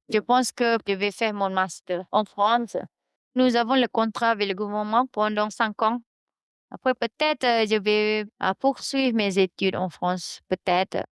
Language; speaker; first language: French; non-native, fluent; Malay